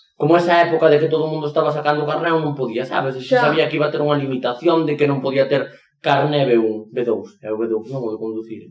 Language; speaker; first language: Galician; non-native, local second language; Spanish